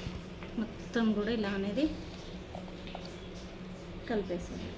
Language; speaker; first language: Telugu; native; Telugu